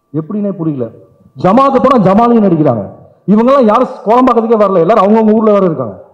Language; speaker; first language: Tamil; native; Tamil